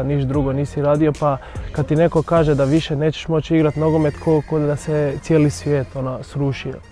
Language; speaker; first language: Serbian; non-native, fluent; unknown